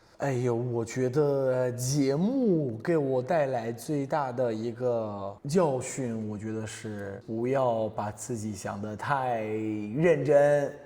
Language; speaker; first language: Chinese; non-native, fluent; Italian